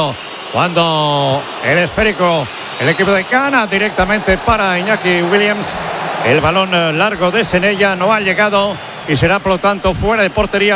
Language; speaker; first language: Spanish; native; Spanish